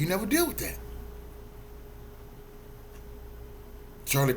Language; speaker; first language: English; native; English